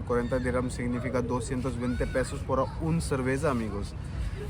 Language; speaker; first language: Spanish; non-native, learner; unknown